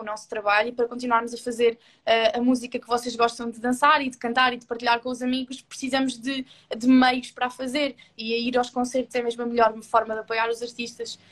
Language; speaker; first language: Portuguese; native; Portuguese